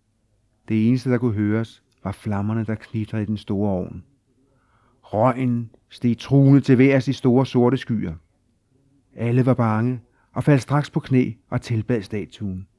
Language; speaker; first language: Danish; native; Danish